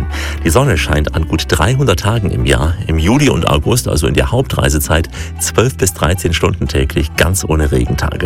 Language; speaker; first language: German; native; German